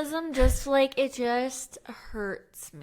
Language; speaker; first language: English; native; English